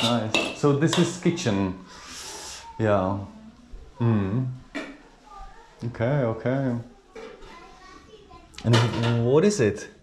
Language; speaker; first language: English; non-native, learner; Czech